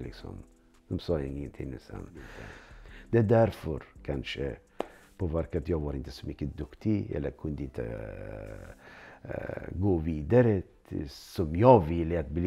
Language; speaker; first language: Swedish; non-native, learner; Persian